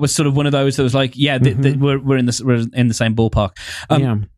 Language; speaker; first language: English; native; English